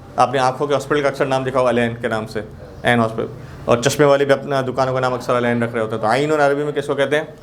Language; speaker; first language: Urdu; native; Urdu